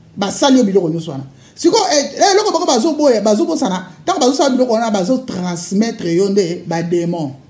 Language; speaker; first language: Lingala; non-native, local second language; Luba-Lulua